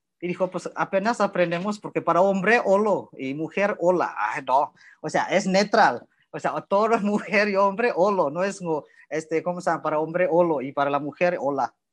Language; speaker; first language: Spanish; non-native, learner; Indonesian